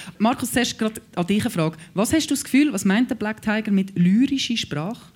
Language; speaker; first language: German; native; German